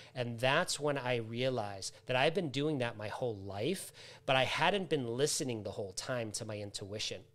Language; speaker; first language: English; native; English